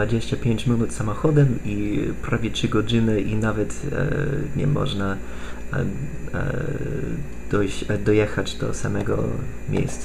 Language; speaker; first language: Polish; non-native, fluent; English